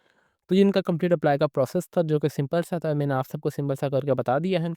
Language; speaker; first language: Hindi; non-native, local second language; Punjabi